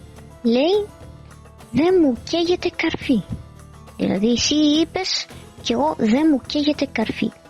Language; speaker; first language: Greek; non-native, fluent; Arabic